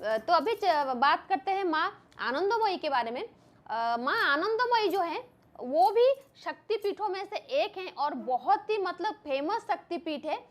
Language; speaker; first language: Hindi; non-native, local second language; Bangla